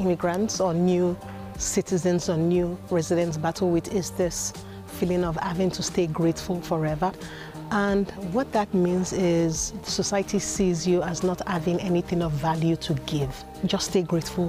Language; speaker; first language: English; non-native, local second language; Yoruba